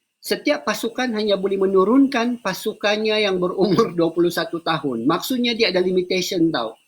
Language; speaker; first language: Malay; non-native, local second language; Central Dusun